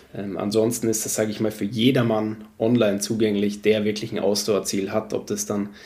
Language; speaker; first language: German; native; German